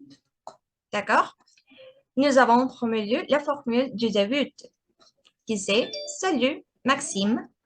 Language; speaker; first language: French; non-native, learner; Spanish